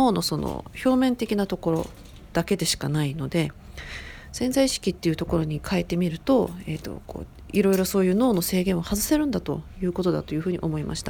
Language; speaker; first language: Japanese; native; Japanese